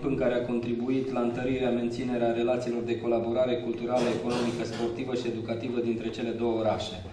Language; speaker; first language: Romanian; native; Romanian